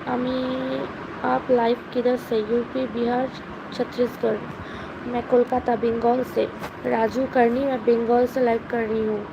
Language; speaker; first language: Hindi; non-native, local second language; Bangla